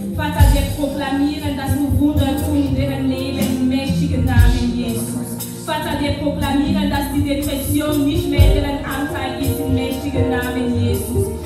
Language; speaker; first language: German; non-native, fluent; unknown